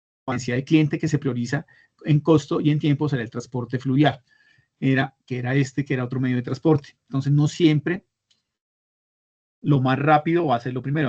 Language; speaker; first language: Spanish; native; Spanish